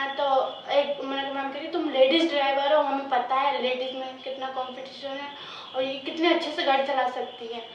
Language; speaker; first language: Hindi; native; Hindi